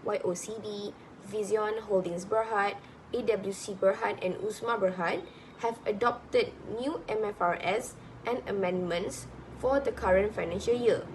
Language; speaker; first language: English; non-native, local second language; Malay